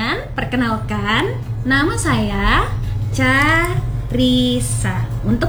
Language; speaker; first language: Indonesian; native; Indonesian